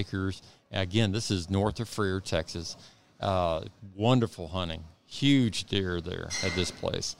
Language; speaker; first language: English; native; English